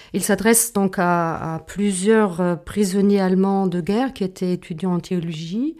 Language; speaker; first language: French; non-native, fluent; German